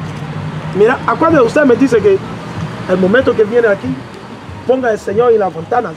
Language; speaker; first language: Spanish; non-native, learner; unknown